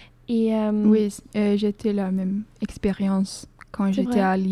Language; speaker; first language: French; non-native, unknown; Swedish